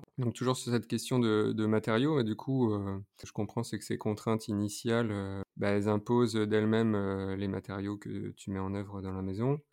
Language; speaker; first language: French; native; French